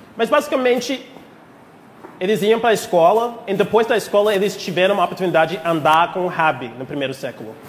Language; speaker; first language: Portuguese; non-native, fluent; English